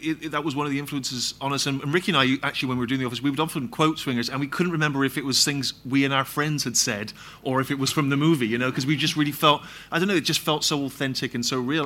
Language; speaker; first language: English; native; English